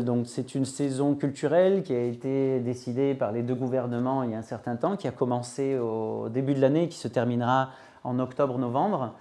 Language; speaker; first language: French; native; French